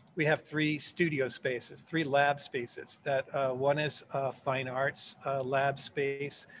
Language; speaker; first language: English; native; English